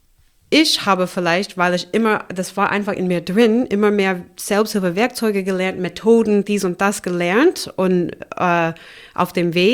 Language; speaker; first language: German; non-native, fluent; English